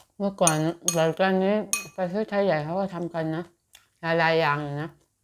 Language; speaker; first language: Thai; native; Thai